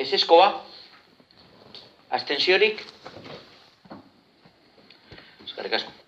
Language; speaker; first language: Basque; non-native, local second language; Spanish